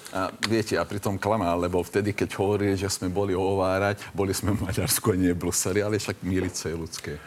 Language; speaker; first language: Slovak; non-native, local second language; Hungarian